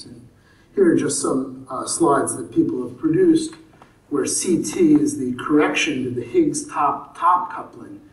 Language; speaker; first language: English; native; English